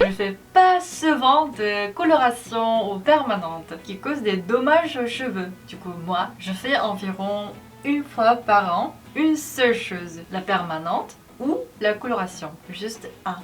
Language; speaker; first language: French; non-native, learner; Korean